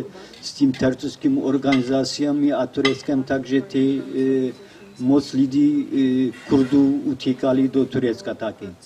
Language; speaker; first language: Czech; non-native, learner; Kurdish